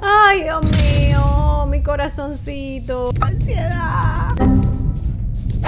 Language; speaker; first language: Spanish; native; Spanish